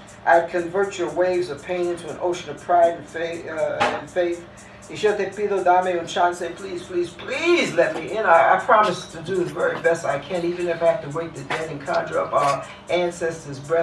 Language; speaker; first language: English; early bilingual, other home language; Spanish